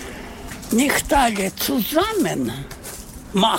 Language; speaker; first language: German; non-native, learner; Russian